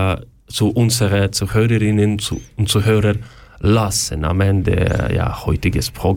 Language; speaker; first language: German; non-native, learner; Ukrainian